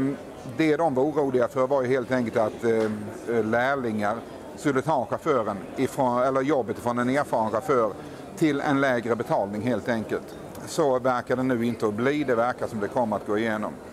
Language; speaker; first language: Swedish; native; Swedish